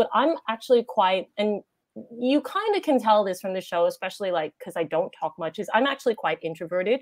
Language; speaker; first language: English; native; English